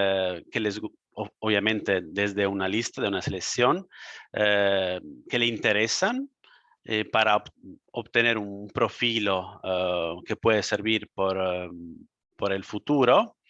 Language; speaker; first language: Spanish; non-native, fluent; Italian